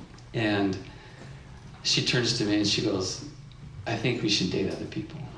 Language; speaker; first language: English; native; English